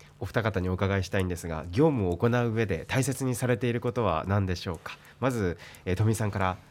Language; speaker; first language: Japanese; native; Japanese